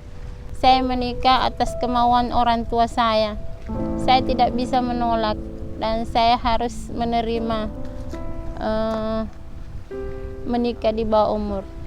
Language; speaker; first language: Indonesian; non-native, local second language; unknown